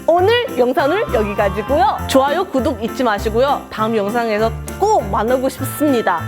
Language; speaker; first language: Korean; non-native, fluent; Chinese